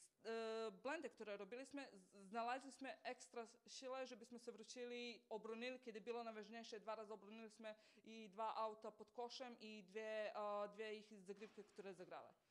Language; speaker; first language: Polish; non-native, fluent; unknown